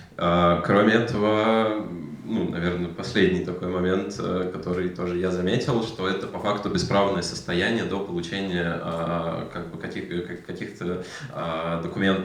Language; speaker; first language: Russian; native; Russian